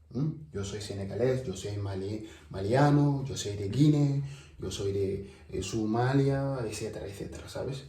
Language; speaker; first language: Spanish; non-native, learner; Wolof